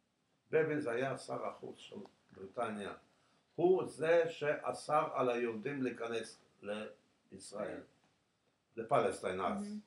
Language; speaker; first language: Hebrew; non-native, fluent; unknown